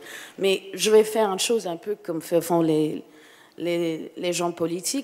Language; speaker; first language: French; non-native, fluent; English